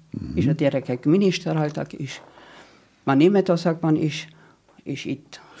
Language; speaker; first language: Hungarian; non-native, fluent; German